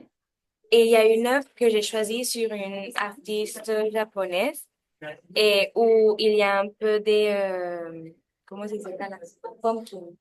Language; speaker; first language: French; non-native, learner; Spanish